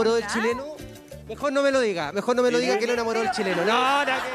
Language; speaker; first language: Spanish; native; Spanish